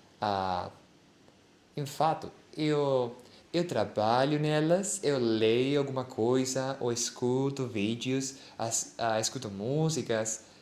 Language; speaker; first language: Portuguese; non-native, fluent; Spanish